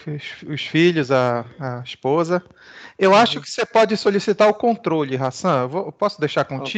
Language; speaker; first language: Portuguese; native; Portuguese